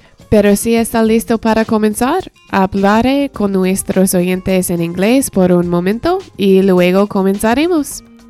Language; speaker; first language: Spanish; non-native, learner; English